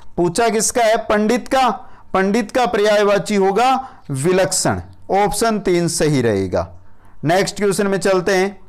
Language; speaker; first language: Hindi; native; Hindi